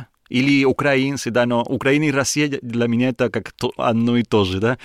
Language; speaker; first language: Russian; non-native, learner; Spanish